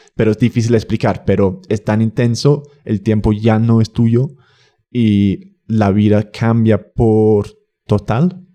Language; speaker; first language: Spanish; non-native, fluent; English